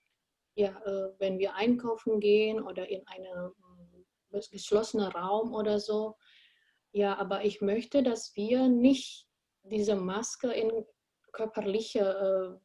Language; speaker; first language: German; non-native, fluent; Indonesian